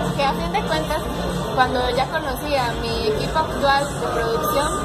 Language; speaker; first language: Spanish; native; Spanish